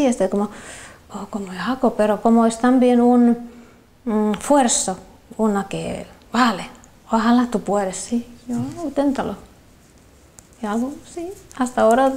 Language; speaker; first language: Spanish; non-native, learner; Finnish